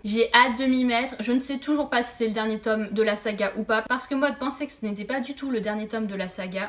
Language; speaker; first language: French; native; French